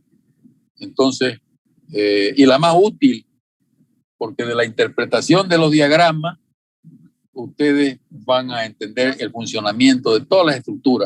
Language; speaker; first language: Spanish; native; Spanish